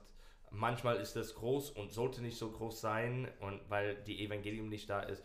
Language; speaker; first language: German; non-native, learner; English